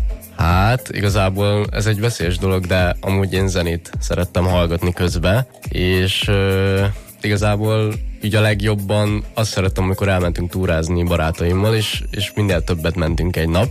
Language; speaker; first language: Hungarian; native; Hungarian